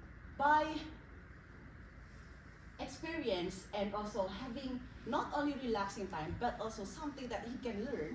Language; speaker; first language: English; non-native, fluent; Indonesian